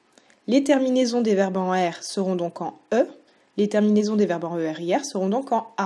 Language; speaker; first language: French; native; French